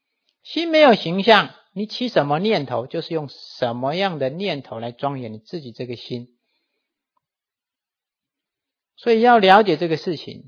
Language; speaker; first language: Chinese; native; Chinese